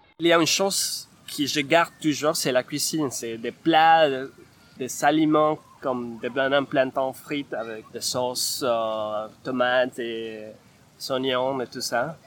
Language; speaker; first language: French; non-native, fluent; Spanish